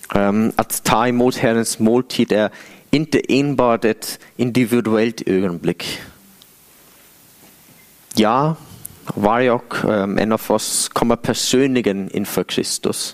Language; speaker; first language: Swedish; non-native, fluent; English